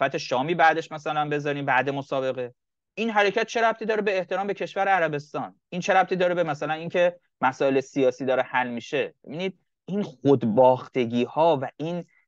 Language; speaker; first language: Persian; native; Persian